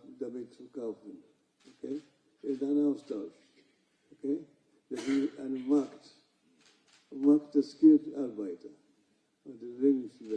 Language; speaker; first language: German; non-native, fluent; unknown